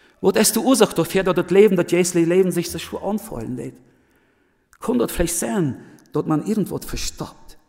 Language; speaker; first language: German; early bilingual, other home language; Plautdietsch